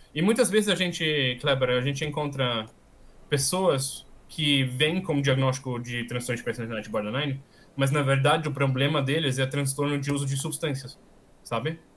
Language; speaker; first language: Portuguese; non-native, fluent; German